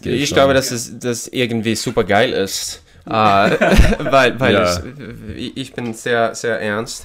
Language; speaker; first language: German; non-native, learner; English